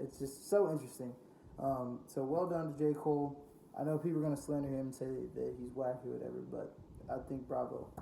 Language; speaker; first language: English; native; English